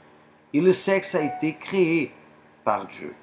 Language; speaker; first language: French; non-native, fluent; Portuguese